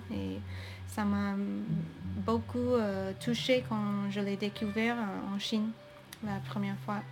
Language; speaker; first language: French; non-native, fluent; English